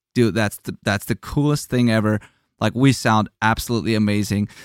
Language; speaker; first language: English; non-native, fluent; German